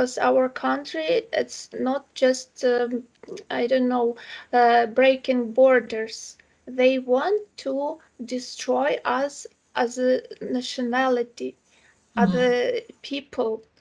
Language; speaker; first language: English; non-native, fluent; Ukrainian